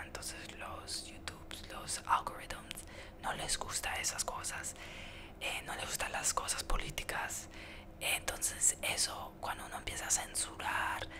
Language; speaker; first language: Spanish; early bilingual, heritage; Spanish